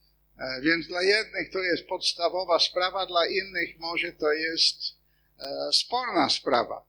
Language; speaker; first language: Polish; non-native, fluent; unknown